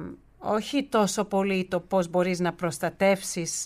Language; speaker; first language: Greek; early bilingual, heritage; Greek